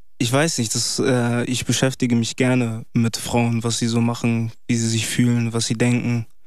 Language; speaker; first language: German; early bilingual, other home language; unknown